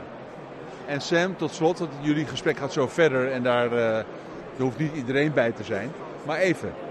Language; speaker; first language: Dutch; native; Dutch